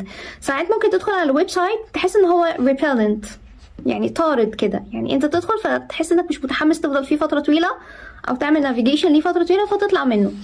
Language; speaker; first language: Arabic; native; Arabic